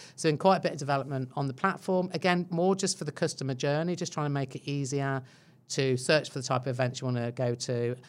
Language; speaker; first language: English; native; English